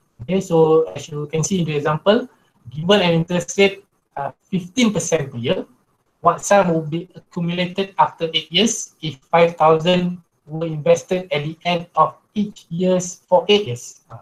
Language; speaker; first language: English; non-native, local second language; Malay